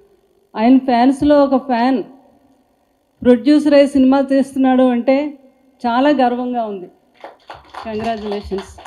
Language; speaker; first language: Telugu; native; Telugu